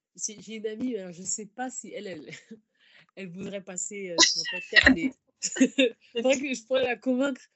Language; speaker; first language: French; native; French